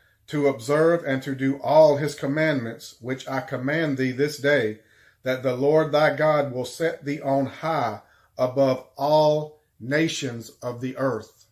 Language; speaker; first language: English; native; English